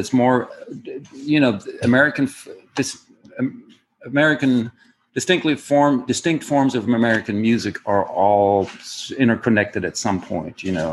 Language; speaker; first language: English; non-native, fluent; German